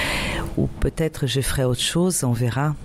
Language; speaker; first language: French; non-native, fluent; Portuguese